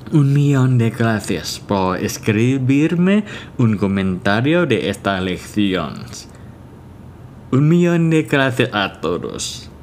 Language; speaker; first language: Spanish; non-native, learner; Thai